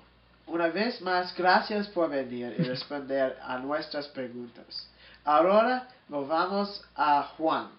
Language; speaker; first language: Spanish; non-native, learner; English